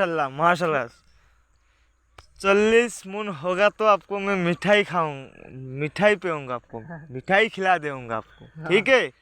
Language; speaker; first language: Hindi; non-native, local second language; Bangla